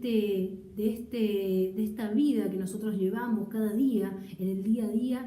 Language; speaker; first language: Spanish; native; Spanish